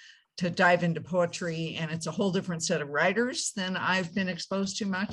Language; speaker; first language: English; native; English